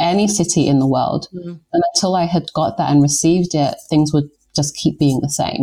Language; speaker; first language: English; native; English